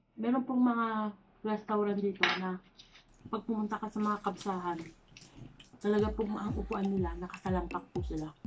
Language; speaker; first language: Filipino; non-native, local second language; Iloko